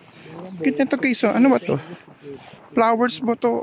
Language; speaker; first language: Filipino; native; Filipino